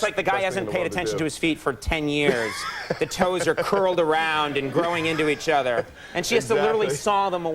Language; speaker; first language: English; native; English